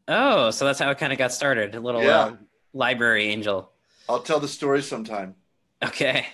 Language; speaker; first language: English; native; English